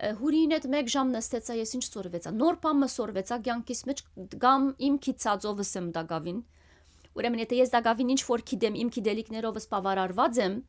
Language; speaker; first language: Armenian; early bilingual, heritage; Armenian